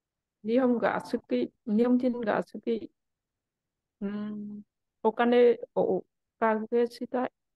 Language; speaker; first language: Japanese; non-native, learner; Vietnamese